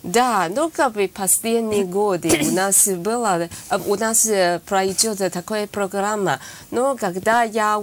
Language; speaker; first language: Russian; non-native, learner; Chinese